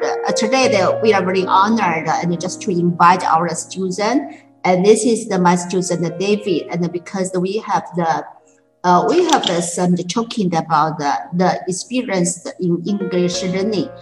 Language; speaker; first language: English; non-native, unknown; Chinese